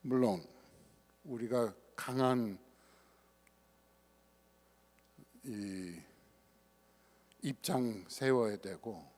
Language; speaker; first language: Korean; non-native, fluent; English